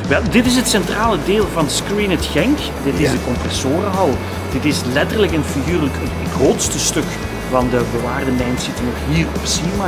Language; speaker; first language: Dutch; native; Dutch